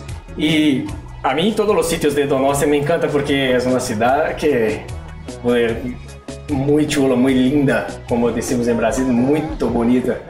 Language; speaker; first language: Spanish; non-native, learner; Portuguese